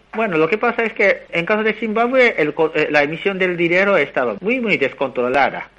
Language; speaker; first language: Spanish; non-native, fluent; Japanese